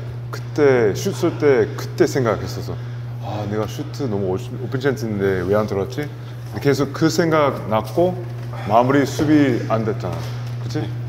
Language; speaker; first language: Korean; non-native, learner; English